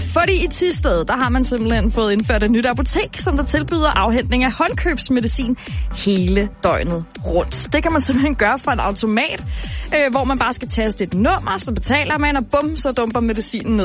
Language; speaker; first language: Danish; native; Danish